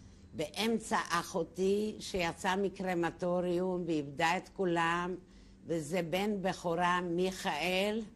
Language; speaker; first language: Hebrew; non-native, fluent; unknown